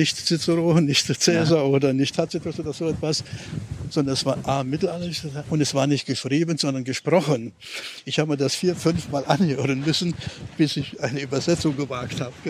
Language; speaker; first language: German; native; German